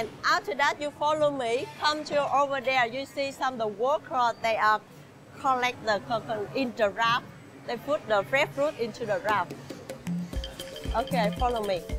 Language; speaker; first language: English; non-native, learner; Vietnamese